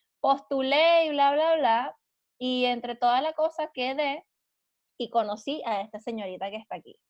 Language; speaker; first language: Spanish; native; Spanish